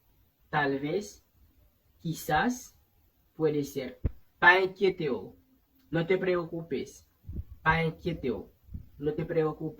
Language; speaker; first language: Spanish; non-native, fluent; Haitian Creole